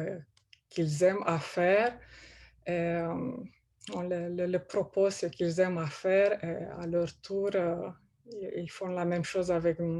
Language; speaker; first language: French; non-native, fluent; Romanian